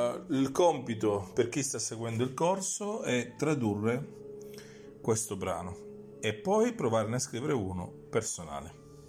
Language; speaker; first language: Italian; native; Italian